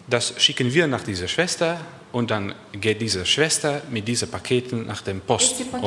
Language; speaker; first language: German; non-native, learner; Dutch